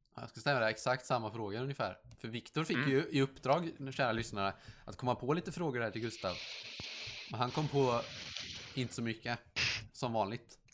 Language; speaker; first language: Swedish; native; Swedish